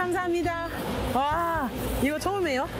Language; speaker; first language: Korean; non-native, learner; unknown